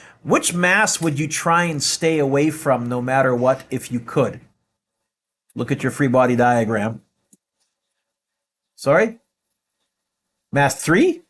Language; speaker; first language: English; native; English